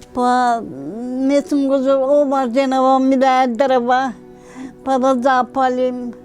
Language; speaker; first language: Macedonian; native; Macedonian